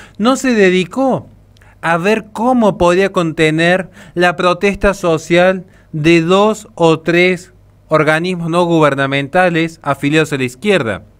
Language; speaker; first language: Spanish; native; Spanish